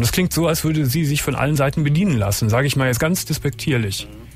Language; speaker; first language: German; native; German